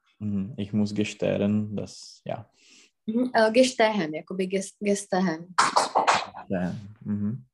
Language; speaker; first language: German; non-native, learner; Czech